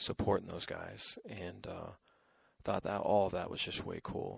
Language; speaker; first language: English; native; English